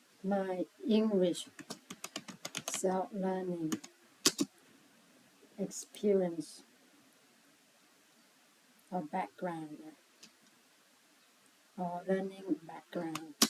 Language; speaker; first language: English; non-native, learner; Thai